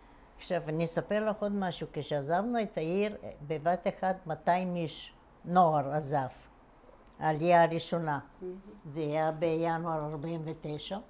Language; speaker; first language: Hebrew; non-native, fluent; Bulgarian